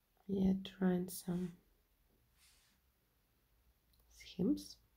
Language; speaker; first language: English; non-native, learner; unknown